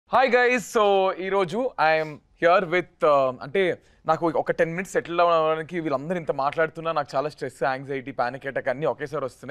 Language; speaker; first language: Telugu; native; Telugu